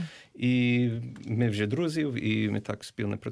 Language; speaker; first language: Ukrainian; early bilingual, heritage; English